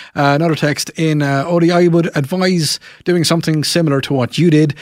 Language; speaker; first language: English; non-native, local second language; Irish